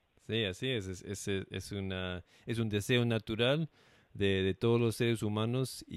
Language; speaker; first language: Spanish; non-native, learner; English